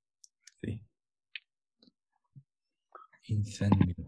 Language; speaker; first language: Spanish; non-native, learner; Turkish